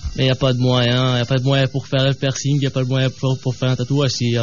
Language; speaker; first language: French; non-native, local second language; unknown